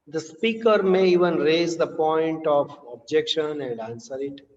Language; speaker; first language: English; non-native, local second language; Gujarati